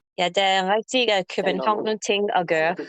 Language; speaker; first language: Danish; non-native, learner; English